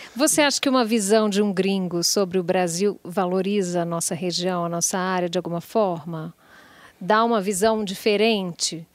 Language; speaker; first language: Portuguese; native; Portuguese